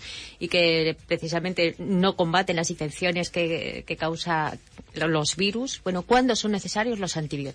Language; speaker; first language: Spanish; native; Spanish